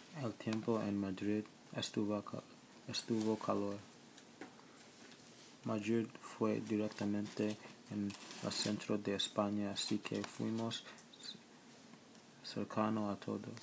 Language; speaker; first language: Spanish; non-native, learner; English